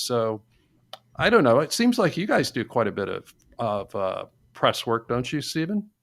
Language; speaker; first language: English; native; English